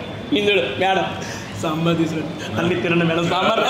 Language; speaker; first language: Telugu; native; Telugu